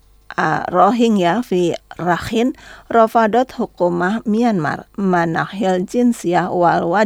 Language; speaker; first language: Arabic; non-native, learner; Indonesian